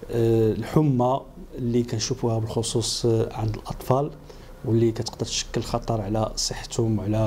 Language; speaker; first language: Arabic; native; Arabic